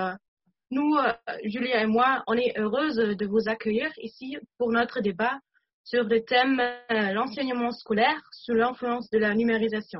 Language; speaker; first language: French; non-native, fluent; German